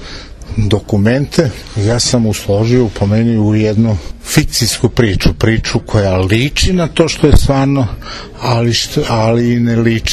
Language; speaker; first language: Serbian; native; Serbian